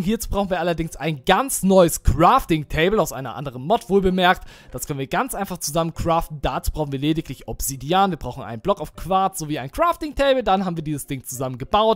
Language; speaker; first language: German; native; German